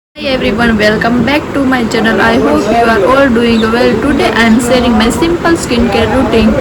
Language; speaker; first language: English; non-native, local second language; Gujarati